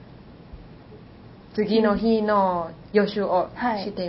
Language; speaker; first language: Japanese; non-native, learner; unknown